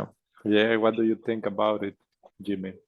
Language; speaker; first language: English; non-native, learner; Spanish